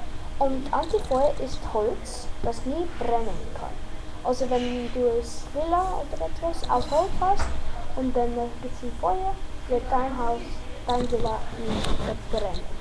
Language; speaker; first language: German; non-native, learner; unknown